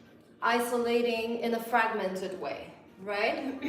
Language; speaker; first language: English; non-native, fluent; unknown